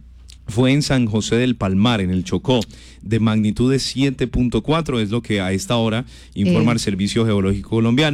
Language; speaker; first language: Spanish; native; Spanish